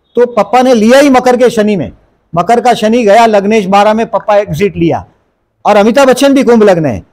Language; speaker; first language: Hindi; non-native, local second language; Gujarati